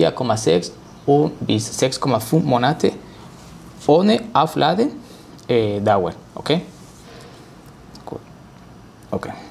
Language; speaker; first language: German; non-native, learner; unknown